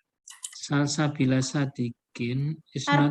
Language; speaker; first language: English; non-native, learner; Indonesian